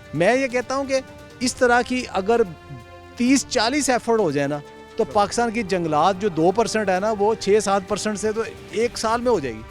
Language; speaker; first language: Urdu; non-native, local second language; Punjabi